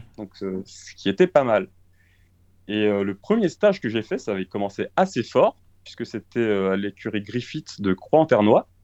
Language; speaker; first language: French; early bilingual, other home language; Portuguese